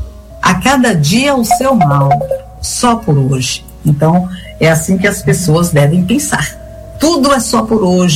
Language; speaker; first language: Portuguese; native; Portuguese